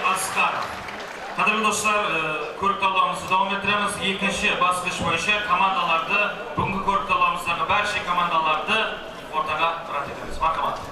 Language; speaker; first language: Uzbek; non-native, local second language; Kara-Kalpak